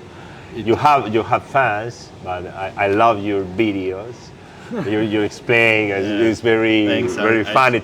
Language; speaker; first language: English; non-native, local second language; Spanish